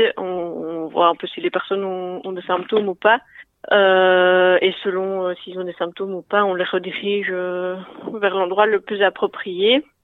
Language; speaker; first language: French; native; French